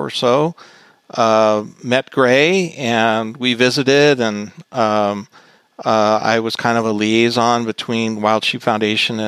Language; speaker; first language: English; native; English